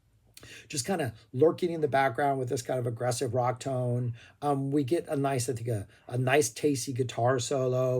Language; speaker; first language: English; native; English